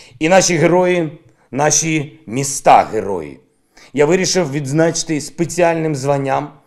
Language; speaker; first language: Ukrainian; non-native, local second language; Russian